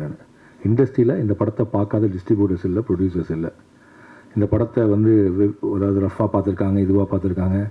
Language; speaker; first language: Tamil; native; Tamil